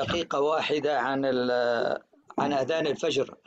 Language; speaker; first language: Arabic; native; Arabic